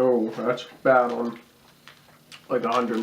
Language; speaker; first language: English; native; English